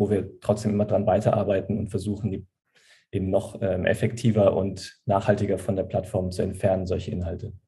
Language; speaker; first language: German; native; German